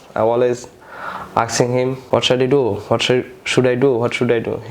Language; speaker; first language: English; non-native, local second language; Bangla